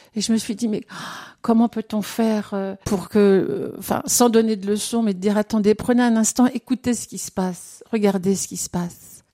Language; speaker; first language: French; native; French